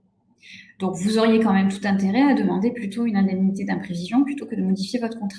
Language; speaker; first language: French; native; French